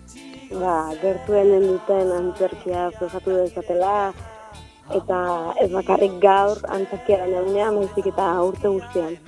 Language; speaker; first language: Basque; native; Basque